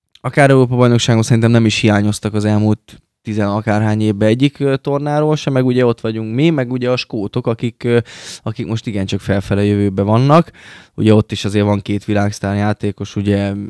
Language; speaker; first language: Hungarian; native; Hungarian